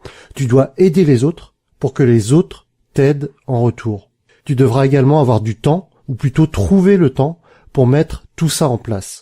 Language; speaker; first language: French; native; French